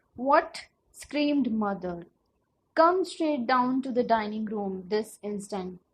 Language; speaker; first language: English; non-native, local second language; Punjabi